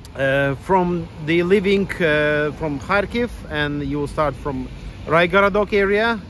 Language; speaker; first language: English; non-native, fluent; Ukrainian